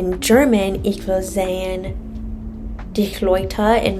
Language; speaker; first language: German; non-native, learner; English